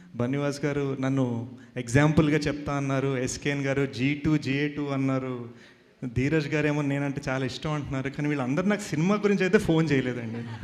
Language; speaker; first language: Telugu; early bilingual, heritage; Telugu